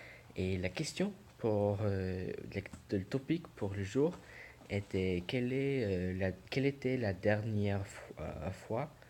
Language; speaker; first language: French; non-native, learner; English